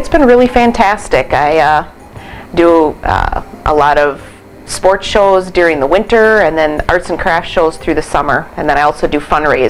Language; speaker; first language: English; native; English